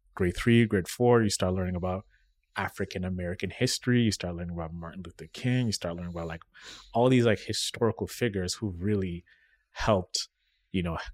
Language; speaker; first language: English; early bilingual, other home language; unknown